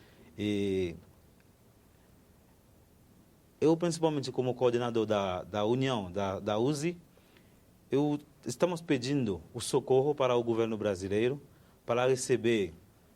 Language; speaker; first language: Portuguese; non-native, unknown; Haitian Creole